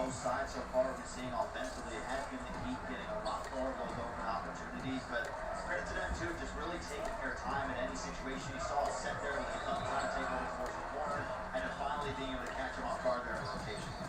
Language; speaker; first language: English; native; English